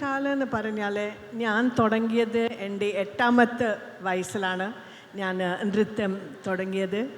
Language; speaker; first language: Malayalam; non-native, fluent; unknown